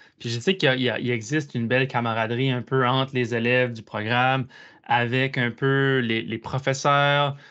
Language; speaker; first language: French; native; French